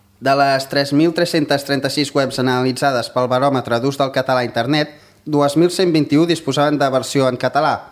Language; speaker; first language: Catalan; native; Catalan